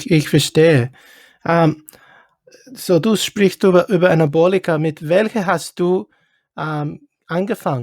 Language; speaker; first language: German; non-native, learner; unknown